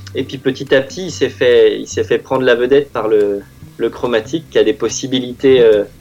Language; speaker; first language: French; native; French